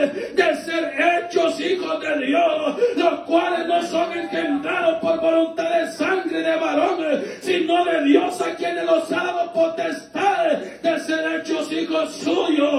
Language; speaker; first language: Spanish; native; Spanish